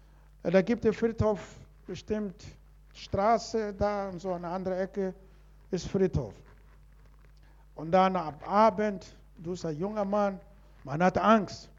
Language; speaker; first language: German; non-native, learner; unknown